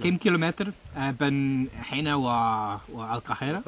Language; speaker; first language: Arabic; non-native, learner; English